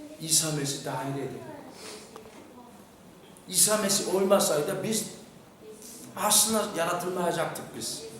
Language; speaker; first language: Turkish; non-native, fluent; Korean